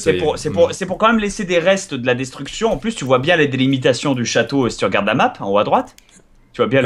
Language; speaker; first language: French; native; French